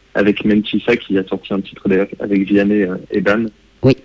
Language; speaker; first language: French; native; French